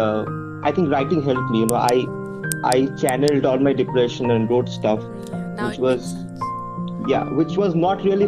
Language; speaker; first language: English; non-native, local second language; Bangla